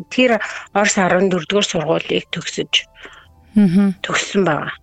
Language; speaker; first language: Mongolian; native; Mongolian